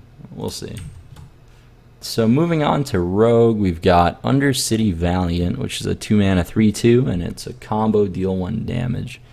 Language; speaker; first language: English; native; English